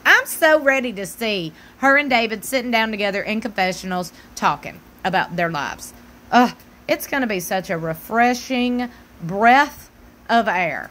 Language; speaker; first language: English; native; English